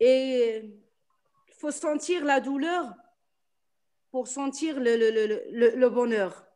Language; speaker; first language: French; non-native, local second language; Arabic